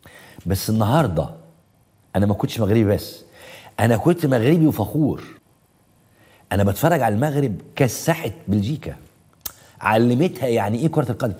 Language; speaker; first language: Arabic; native; Arabic